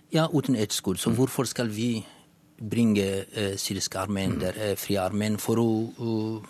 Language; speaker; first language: Norwegian; non-native, fluent; Kurdish